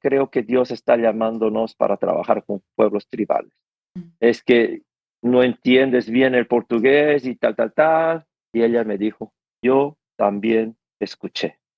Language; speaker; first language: Spanish; non-native, fluent; Korean